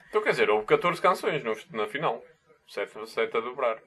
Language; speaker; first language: Portuguese; native; Portuguese